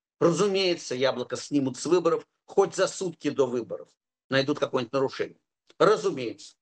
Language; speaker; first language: Russian; native; Russian